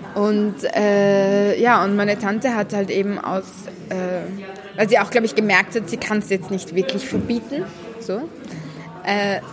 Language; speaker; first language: German; early bilingual, heritage; Arabic